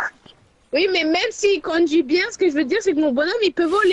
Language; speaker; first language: French; native; French